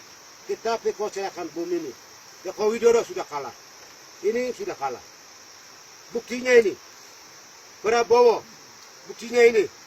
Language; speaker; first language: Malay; non-native, local second language; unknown